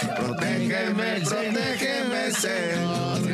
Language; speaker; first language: Spanish; native; Spanish